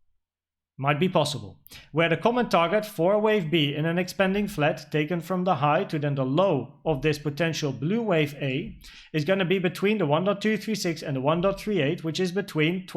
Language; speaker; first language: English; non-native, fluent; Dutch